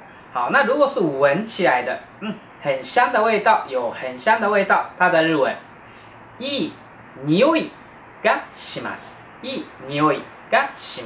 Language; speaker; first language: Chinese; non-native, fluent; Japanese